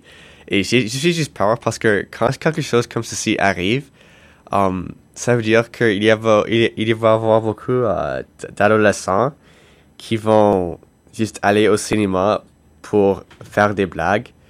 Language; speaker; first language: French; non-native, local second language; English